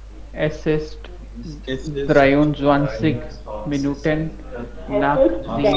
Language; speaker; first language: German; non-native, learner; Hindi